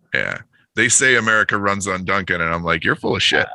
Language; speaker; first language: English; native; English